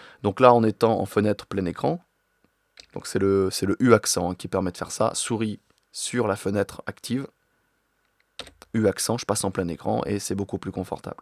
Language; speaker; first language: French; native; French